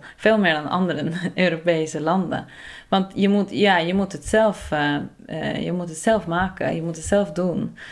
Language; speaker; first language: Dutch; non-native, fluent; Norwegian